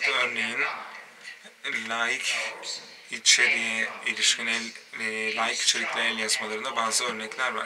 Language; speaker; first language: Turkish; native; Turkish